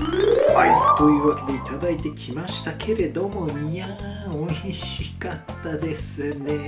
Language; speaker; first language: Japanese; native; Japanese